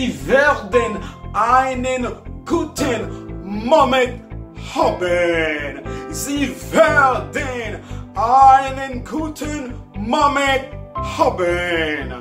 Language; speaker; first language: German; non-native, learner; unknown